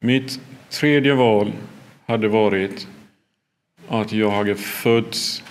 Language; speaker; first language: Swedish; early bilingual, other home language; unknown